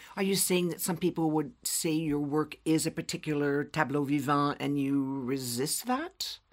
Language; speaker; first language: English; native; English